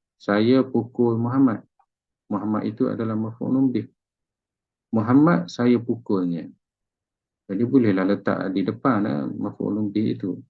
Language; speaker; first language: Malay; native; Malay